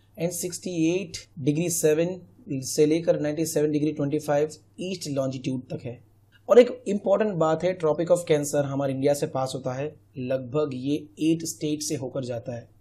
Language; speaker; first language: Hindi; non-native, local second language; Gujarati